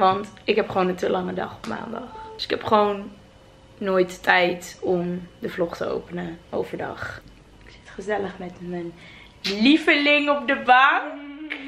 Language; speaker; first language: Dutch; native; Dutch